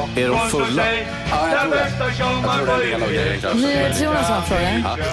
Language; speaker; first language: Swedish; native; Swedish